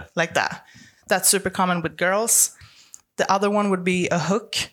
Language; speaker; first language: English; non-native, fluent; Swedish